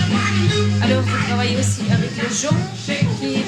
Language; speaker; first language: French; non-native, learner; Russian